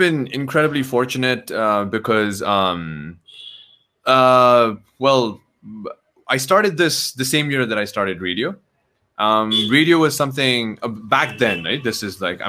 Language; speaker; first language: English; non-native, local second language; Nepali